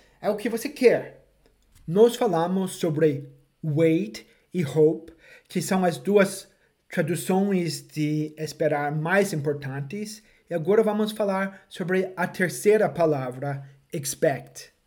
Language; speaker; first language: Portuguese; non-native, fluent; English